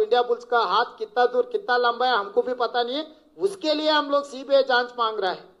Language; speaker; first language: Hindi; non-native, local second language; Telugu